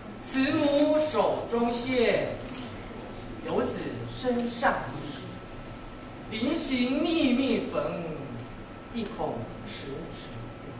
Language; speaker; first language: Chinese; non-native, learner; Korean